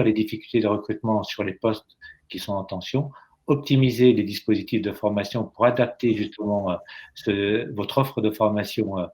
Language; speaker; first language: French; native; French